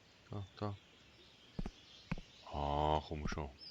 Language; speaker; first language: German; native; German